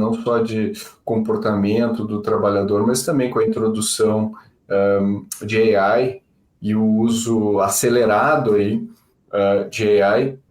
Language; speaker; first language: Portuguese; native; Portuguese